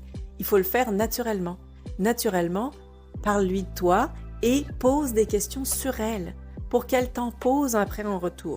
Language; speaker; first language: French; native; French